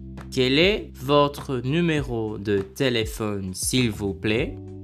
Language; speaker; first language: French; non-native, fluent; Portuguese